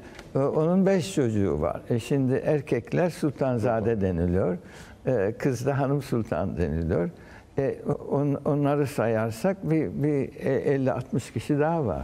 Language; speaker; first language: Turkish; early bilingual, heritage; Turkish